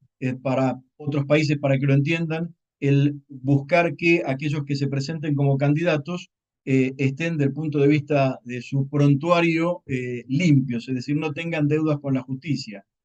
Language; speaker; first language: Spanish; native; Spanish